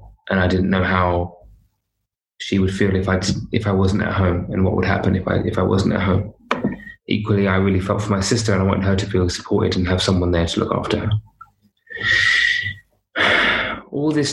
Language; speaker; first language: English; native; English